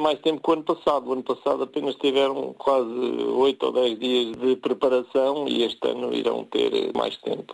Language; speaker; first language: Portuguese; native; Portuguese